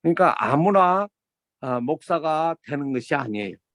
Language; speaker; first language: Korean; native; Korean